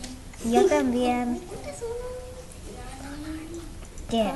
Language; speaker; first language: Spanish; early bilingual, other home language; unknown